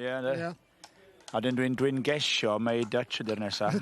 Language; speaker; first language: Welsh; native; Welsh